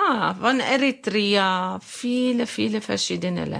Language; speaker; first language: German; non-native, learner; Arabic